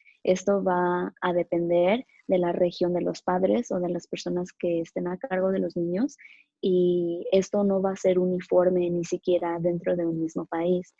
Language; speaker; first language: Spanish; early bilingual, other home language; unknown